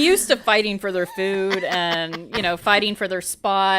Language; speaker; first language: English; native; English